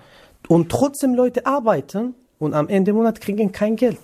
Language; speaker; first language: German; non-native, learner; Kurdish